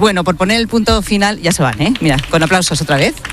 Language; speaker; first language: Spanish; native; Spanish